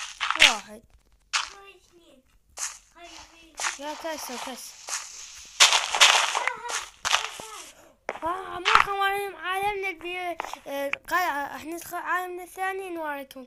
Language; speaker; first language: Arabic; early bilingual, heritage; Arabic